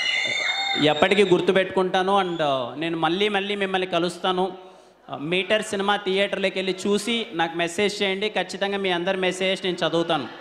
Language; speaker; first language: Telugu; native; Telugu